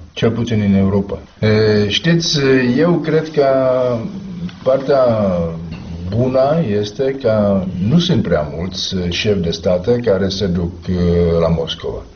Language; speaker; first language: Romanian; non-native, fluent; Czech